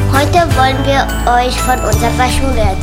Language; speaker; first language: German; early bilingual, heritage; German